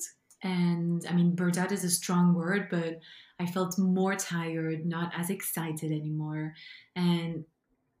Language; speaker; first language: English; non-native, fluent; French